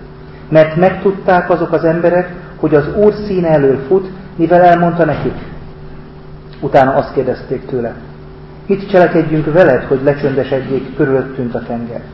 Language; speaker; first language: Hungarian; native; Hungarian